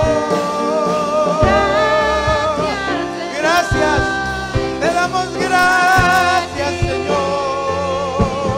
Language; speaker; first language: Spanish; native; Spanish